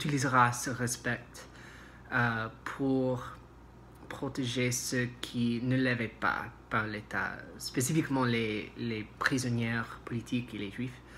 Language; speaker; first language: French; non-native, learner; English